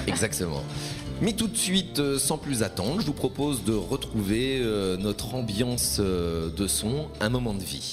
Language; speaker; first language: French; native; French